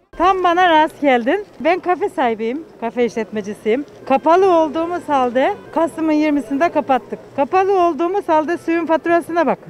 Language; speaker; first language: Turkish; native; Turkish